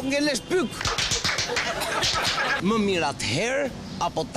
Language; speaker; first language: Albanian; native; Albanian